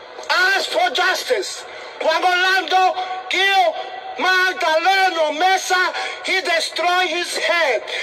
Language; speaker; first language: English; non-native, learner; Spanish